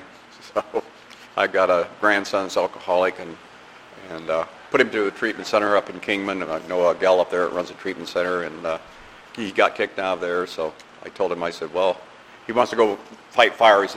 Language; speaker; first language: English; native; English